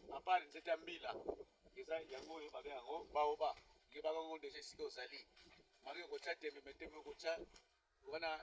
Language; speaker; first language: Lingala; non-native, local second language; Kongo